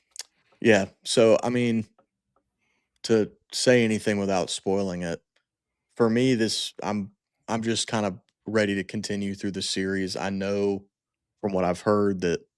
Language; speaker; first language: English; native; English